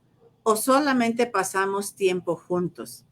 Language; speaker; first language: Spanish; native; Spanish